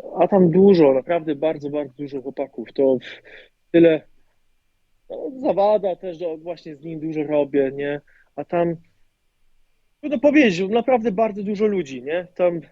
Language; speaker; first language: Polish; early bilingual, heritage; German